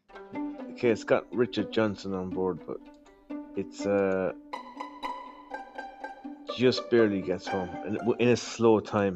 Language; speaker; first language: English; native; English